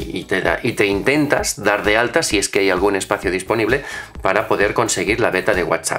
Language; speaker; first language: Spanish; native; Spanish